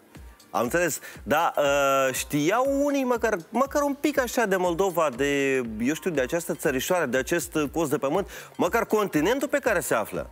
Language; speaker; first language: Romanian; native; Romanian